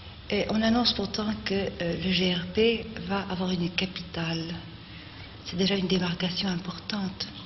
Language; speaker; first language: French; native; French